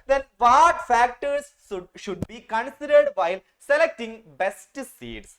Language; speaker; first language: English; non-native, local second language; Malayalam